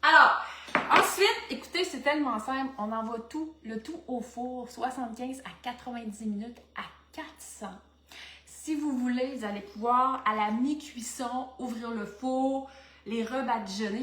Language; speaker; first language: French; native; French